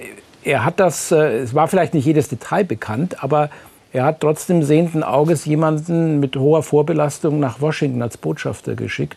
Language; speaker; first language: German; native; German